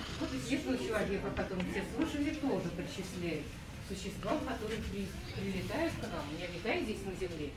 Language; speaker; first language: Russian; native; Russian